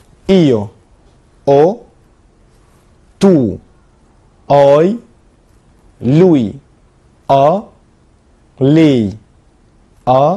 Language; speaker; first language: Italian; non-native, fluent; Arabic